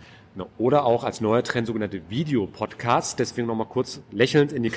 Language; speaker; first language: German; native; German